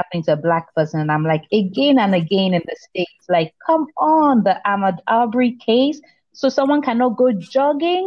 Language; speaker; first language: English; native; English